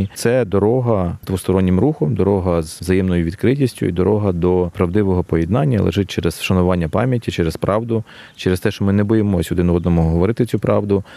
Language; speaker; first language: Ukrainian; native; Ukrainian